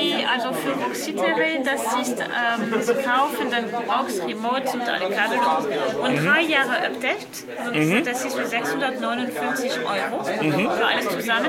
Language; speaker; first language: German; non-native, learner; French